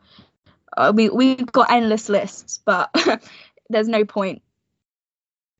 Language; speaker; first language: English; native; English